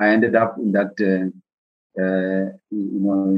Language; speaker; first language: English; non-native, local second language; Southern Sotho